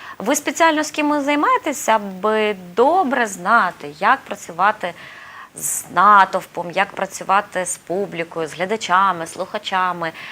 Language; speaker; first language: Ukrainian; native; Ukrainian